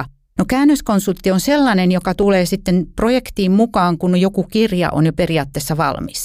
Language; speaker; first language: Finnish; native; Finnish